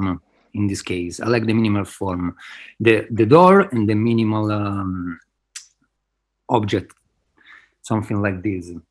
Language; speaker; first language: English; non-native, fluent; Spanish